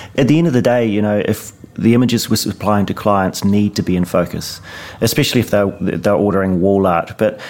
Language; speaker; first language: English; native; English